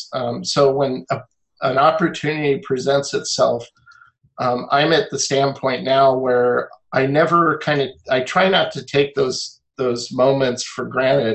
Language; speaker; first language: English; native; English